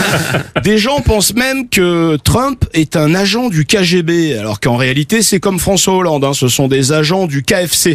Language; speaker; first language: French; native; French